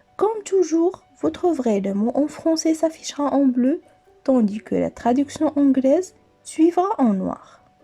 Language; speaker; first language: French; non-native, local second language; Arabic